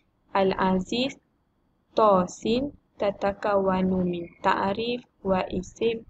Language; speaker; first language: Arabic; non-native, learner; Malay